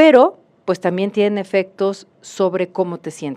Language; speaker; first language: Spanish; native; Spanish